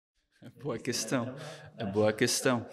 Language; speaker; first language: Portuguese; non-native, fluent; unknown